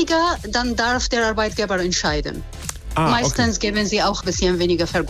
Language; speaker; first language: German; non-native, learner; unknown